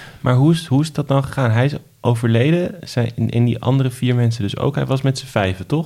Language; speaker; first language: Dutch; native; Dutch